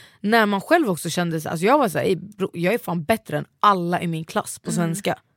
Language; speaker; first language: Swedish; early bilingual, other home language; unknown